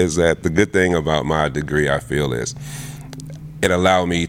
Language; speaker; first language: English; early bilingual, other home language; Lingala